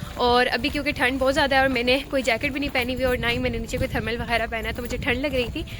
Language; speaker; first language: Urdu; native; Urdu